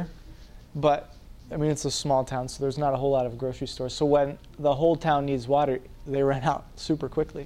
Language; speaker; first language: English; native; English